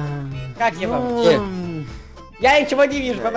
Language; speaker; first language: Russian; native; Russian